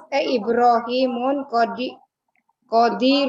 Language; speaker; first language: Arabic; non-native, learner; Indonesian